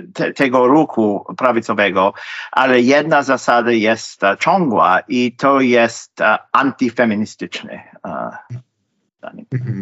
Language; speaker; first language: Polish; non-native, fluent; English